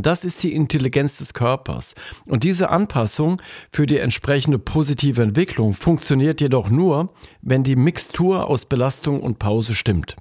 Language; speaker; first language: German; native; German